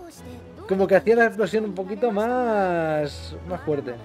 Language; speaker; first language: Spanish; native; Spanish